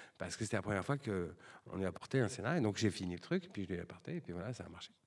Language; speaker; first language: French; native; French